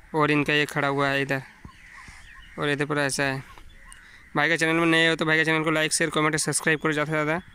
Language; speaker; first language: Hindi; non-native, local second language; Bangla